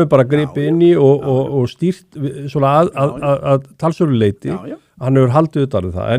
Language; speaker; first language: Icelandic; native; Icelandic